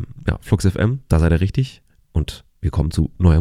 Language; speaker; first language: German; native; German